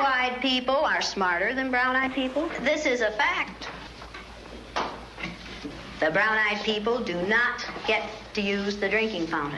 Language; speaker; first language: English; native; English